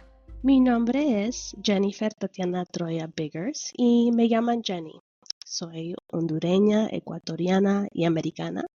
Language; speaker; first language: Spanish; early bilingual, heritage; Spanish